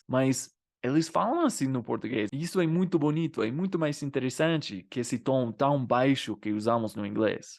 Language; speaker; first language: Portuguese; non-native, fluent; English